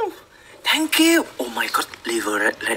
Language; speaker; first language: English; non-native, learner; Vietnamese